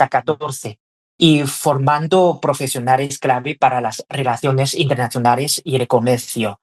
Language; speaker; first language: Spanish; non-native, fluent; Chinese